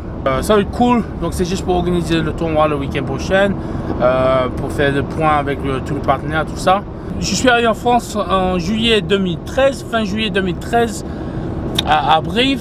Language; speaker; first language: French; non-native, fluent; English